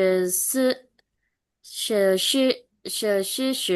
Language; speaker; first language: Chinese; non-native, learner; Burmese